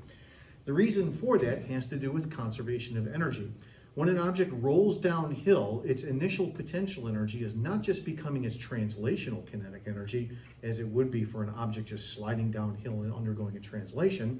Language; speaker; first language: English; native; English